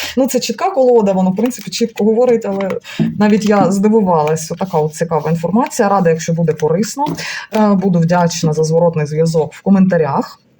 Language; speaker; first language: Ukrainian; non-native, local second language; Russian